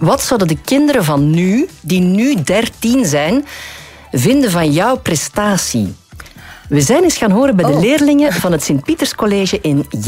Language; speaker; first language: Dutch; native; Dutch